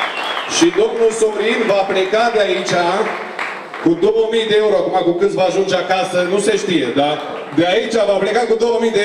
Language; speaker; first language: Romanian; native; Romanian